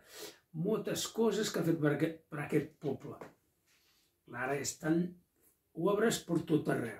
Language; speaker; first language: Catalan; non-native, local second language; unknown